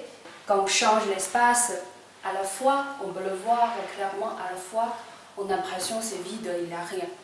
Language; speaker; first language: French; non-native, fluent; Chinese